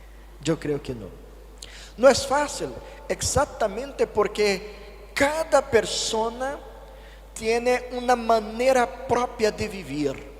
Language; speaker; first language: Spanish; non-native, fluent; Portuguese